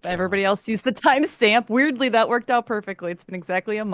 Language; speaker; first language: English; native; English